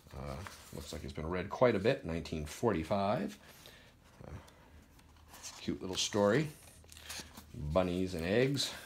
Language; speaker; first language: English; native; English